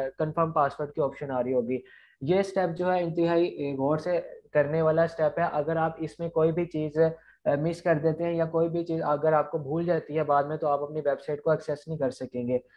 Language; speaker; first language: Urdu; non-native, local second language; Punjabi